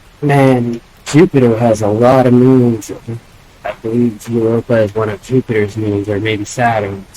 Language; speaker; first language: English; native; English